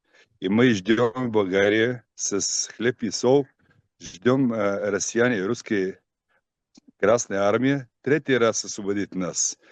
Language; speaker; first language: Russian; non-native, learner; Bulgarian